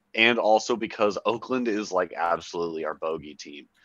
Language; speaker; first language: English; native; English